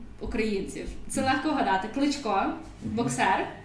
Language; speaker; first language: Ukrainian; native; Ukrainian